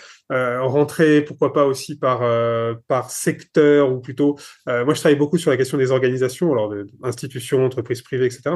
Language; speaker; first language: French; native; French